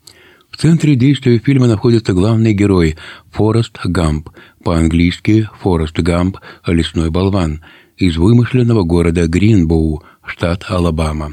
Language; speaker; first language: Russian; native; Russian